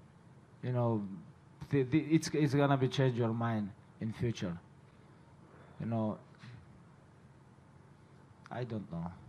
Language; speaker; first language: English; non-native, fluent; Russian